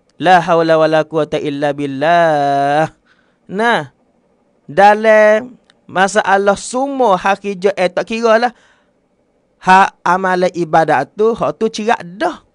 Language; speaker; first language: Malay; native; Malay